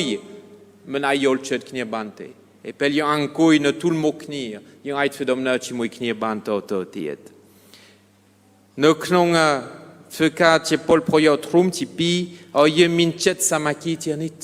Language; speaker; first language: Khmer; non-native, fluent; French